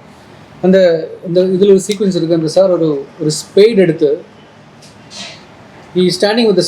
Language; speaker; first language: Tamil; non-native, learner; Malayalam